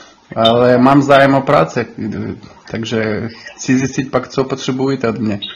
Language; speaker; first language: Czech; non-native, learner; Ukrainian